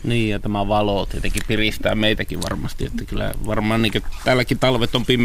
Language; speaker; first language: Finnish; native; Finnish